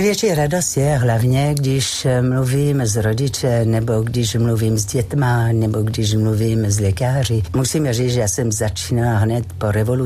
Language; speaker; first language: Czech; non-native, fluent; French